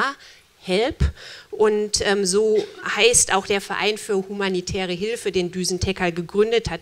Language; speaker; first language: German; native; German